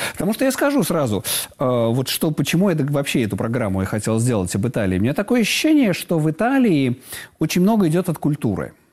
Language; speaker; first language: Russian; native; Russian